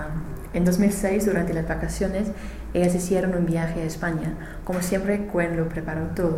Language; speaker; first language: Spanish; non-native, learner; English